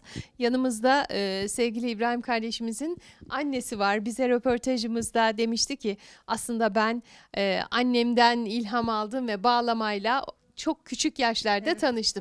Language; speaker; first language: Turkish; native; Turkish